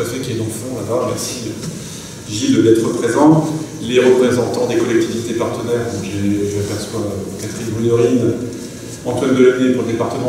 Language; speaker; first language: French; native; French